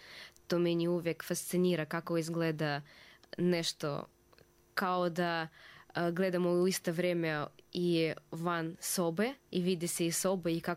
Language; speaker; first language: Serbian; non-native, fluent; Russian